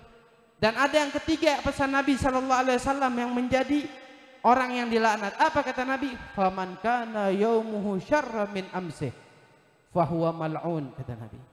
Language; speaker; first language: Indonesian; native; Indonesian